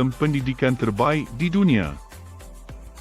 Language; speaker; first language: Malay; native; Malay